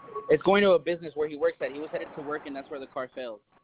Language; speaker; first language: English; early bilingual, other home language; Spanish